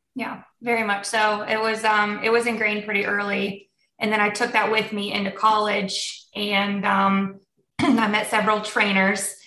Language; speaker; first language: English; early bilingual, other home language; Polish